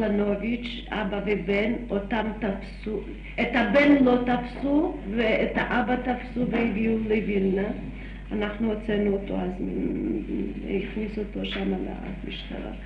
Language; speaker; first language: Hebrew; non-native, fluent; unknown